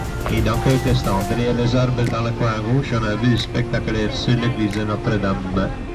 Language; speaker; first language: French; non-native, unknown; Dutch